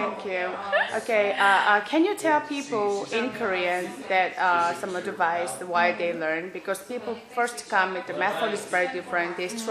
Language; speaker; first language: English; non-native, fluent; Korean